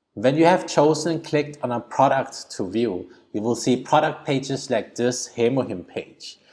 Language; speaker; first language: English; early bilingual, other home language; Thai